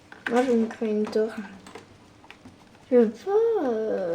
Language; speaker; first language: French; native; French